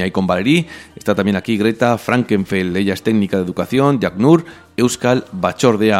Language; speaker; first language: Spanish; native; Spanish